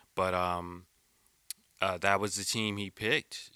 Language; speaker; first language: English; native; English